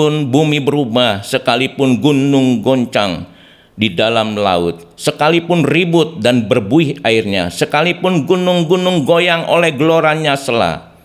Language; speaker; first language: Indonesian; native; Indonesian